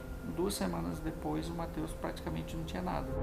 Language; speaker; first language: Portuguese; native; Portuguese